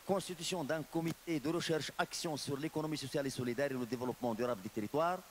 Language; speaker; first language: French; non-native, local second language; Arabic